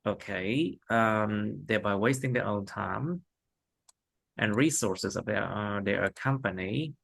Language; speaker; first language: English; non-native, fluent; Vietnamese